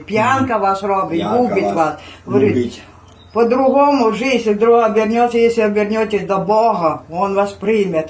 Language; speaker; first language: Russian; non-native, local second language; Ukrainian